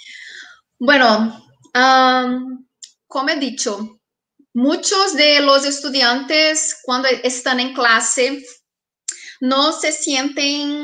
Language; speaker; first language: Spanish; non-native, fluent; Portuguese